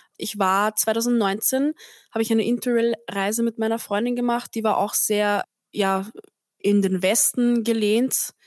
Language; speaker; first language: German; early bilingual, other home language; Turkish